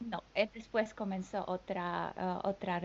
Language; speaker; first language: Spanish; non-native, fluent; French